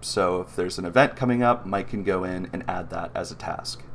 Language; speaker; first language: English; native; English